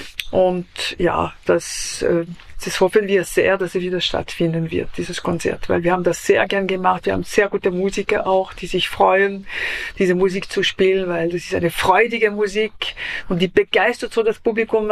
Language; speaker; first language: German; non-native, fluent; French